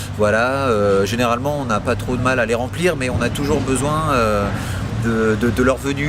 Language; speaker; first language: French; native; French